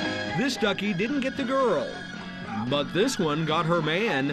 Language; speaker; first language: English; native; English